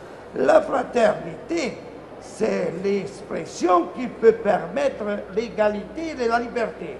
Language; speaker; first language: French; non-native, fluent; Italian